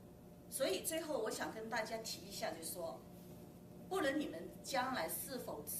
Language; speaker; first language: Chinese; native; Chinese